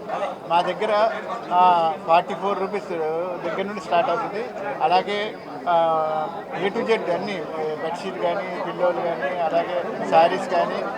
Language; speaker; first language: Telugu; native; Telugu